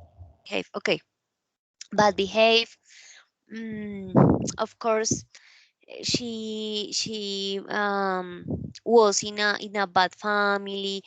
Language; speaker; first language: English; non-native, learner; Spanish